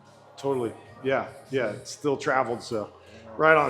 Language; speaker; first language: English; native; English